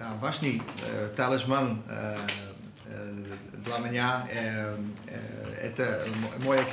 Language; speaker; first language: Russian; non-native, learner; Dutch